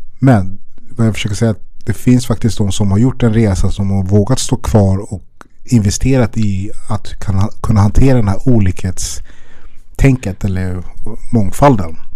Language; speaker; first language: Swedish; early bilingual, other home language; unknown